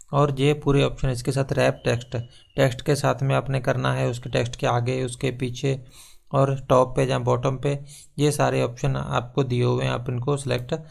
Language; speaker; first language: Hindi; non-native, local second language; Punjabi